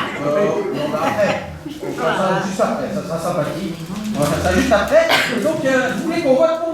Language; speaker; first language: French; native; French